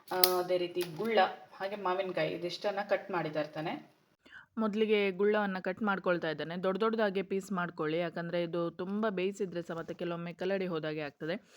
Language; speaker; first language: Kannada; non-native, local second language; Konkani